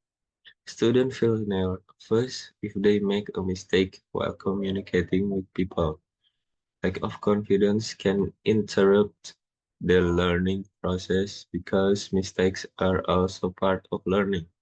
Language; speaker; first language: English; non-native, learner; Indonesian